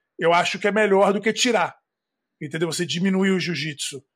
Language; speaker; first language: Portuguese; native; Portuguese